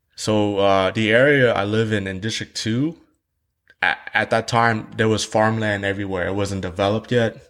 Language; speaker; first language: English; early bilingual, other home language; Vietnamese